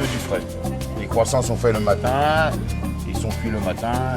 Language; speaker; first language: French; native; French